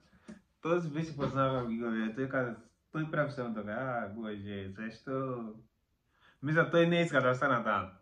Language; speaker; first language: Bulgarian; non-native, learner; Macedonian